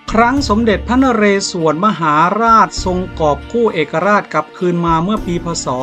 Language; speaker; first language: Thai; native; Thai